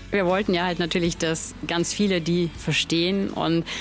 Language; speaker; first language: German; native; German